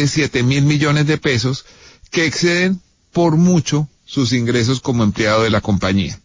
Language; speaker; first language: Spanish; native; Spanish